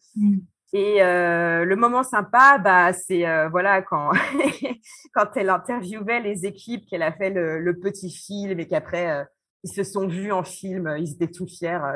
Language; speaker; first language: French; native; French